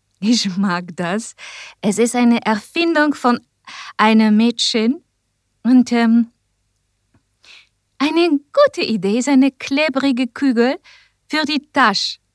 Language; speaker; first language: German; non-native, learner; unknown